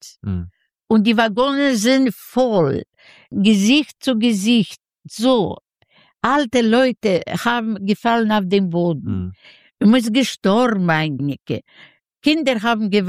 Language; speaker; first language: German; non-native, learner; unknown